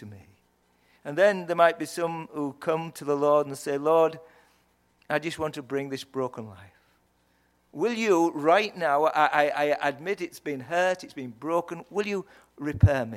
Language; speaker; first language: English; native; English